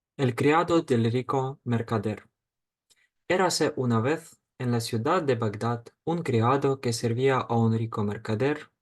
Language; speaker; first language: Spanish; non-native, fluent; Ukrainian